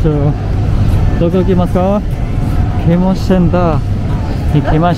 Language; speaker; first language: Japanese; non-native, fluent; Indonesian